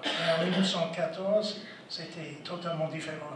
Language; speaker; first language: French; non-native, fluent; English